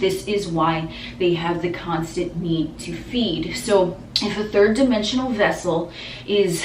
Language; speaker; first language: English; native; English